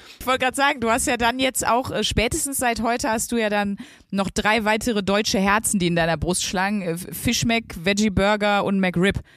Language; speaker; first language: German; native; German